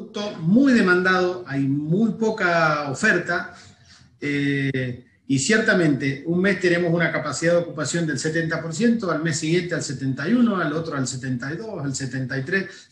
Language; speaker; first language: Spanish; native; Spanish